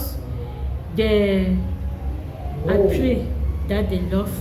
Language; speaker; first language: English; non-native, learner; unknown